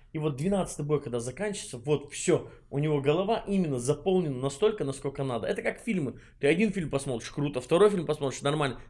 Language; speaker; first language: Russian; non-native, local second language; Chechen